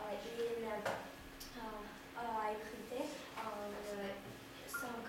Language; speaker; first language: French; non-native, learner; Russian